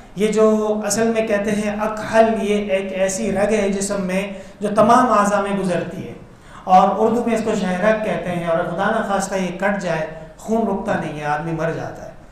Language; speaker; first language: Urdu; non-native, local second language; Pashto